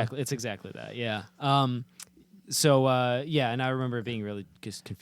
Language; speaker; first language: English; native; English